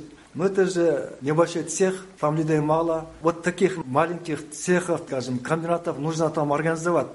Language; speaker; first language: Russian; non-native, local second language; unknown